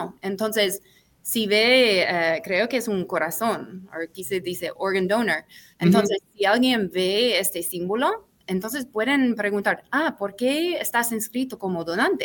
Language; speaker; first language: Spanish; non-native, fluent; English